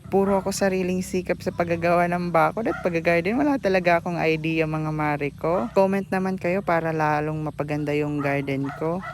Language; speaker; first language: Filipino; non-native, local second language; Bikol